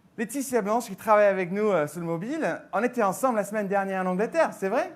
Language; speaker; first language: French; non-native, fluent; English